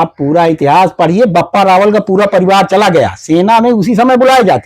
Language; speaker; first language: Hindi; native; Hindi